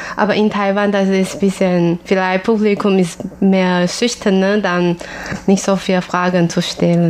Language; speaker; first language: German; non-native, learner; Chinese